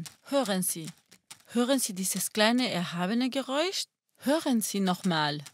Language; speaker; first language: German; non-native, fluent; Spanish